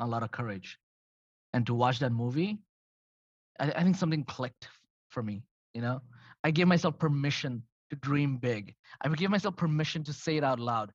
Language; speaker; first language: English; non-native, fluent; Arabic